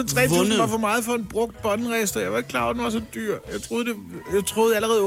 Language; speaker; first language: Danish; native; Danish